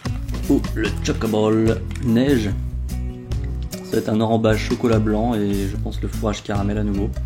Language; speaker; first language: French; native; French